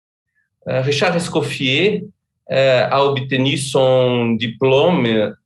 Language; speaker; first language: French; non-native, fluent; Portuguese